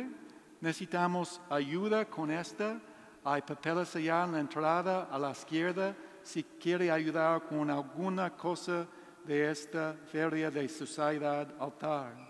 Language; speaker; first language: Spanish; non-native, learner; English